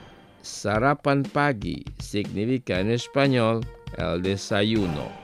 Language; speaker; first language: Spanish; non-native, fluent; Indonesian